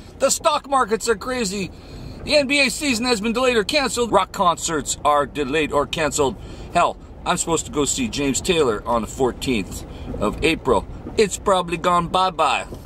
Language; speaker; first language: English; native; English